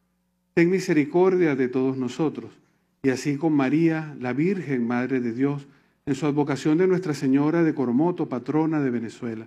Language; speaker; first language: Spanish; native; Spanish